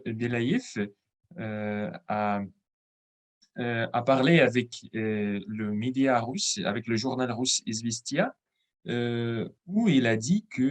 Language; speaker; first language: French; non-native, fluent; Russian